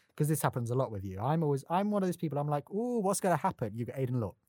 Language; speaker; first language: English; native; English